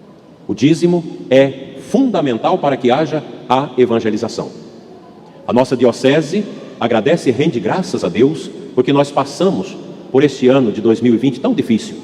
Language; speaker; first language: Portuguese; native; Portuguese